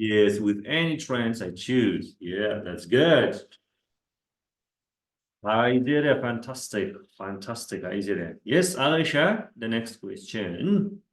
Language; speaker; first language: English; non-native, fluent; Kazakh